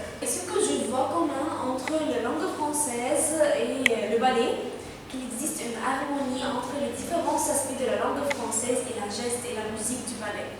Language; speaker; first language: French; non-native, fluent; Arabic